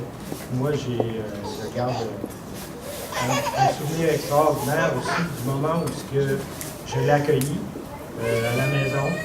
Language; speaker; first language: French; native; French